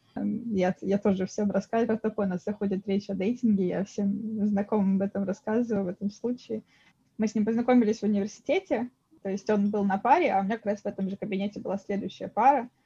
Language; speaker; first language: Russian; native; Russian